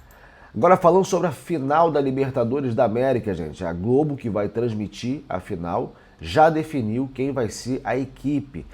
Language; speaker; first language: Portuguese; native; Portuguese